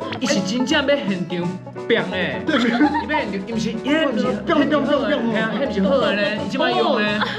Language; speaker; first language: Chinese; native; Chinese